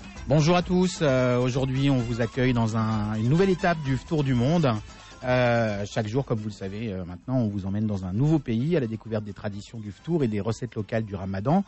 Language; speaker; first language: French; native; French